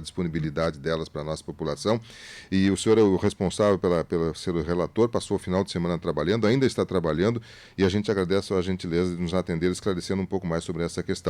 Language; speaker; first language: Portuguese; native; Portuguese